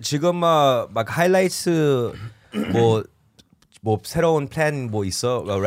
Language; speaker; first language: Korean; early bilingual, heritage; Korean